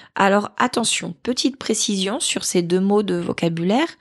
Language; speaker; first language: French; native; French